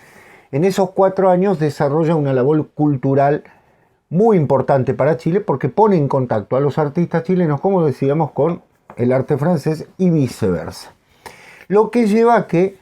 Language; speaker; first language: Spanish; native; Spanish